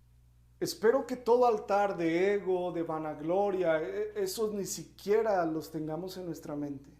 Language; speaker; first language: Spanish; native; Spanish